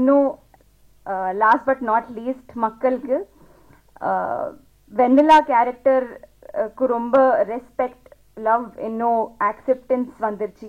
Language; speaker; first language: Tamil; non-native, local second language; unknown